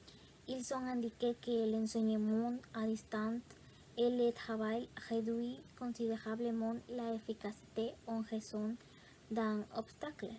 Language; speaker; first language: French; non-native, learner; Spanish